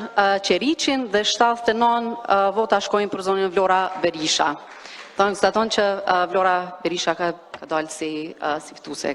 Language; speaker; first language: Albanian; native; Albanian